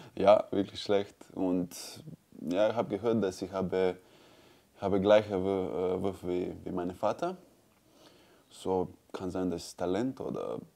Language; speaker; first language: German; non-native, learner; Croatian